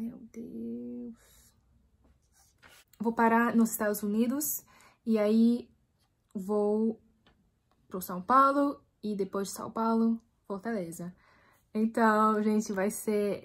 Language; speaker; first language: Portuguese; non-native, fluent; English